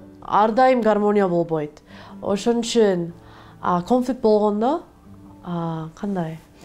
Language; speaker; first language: Kyrgyz; non-native, learner; Korean